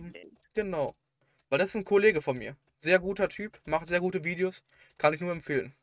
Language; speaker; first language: German; native; German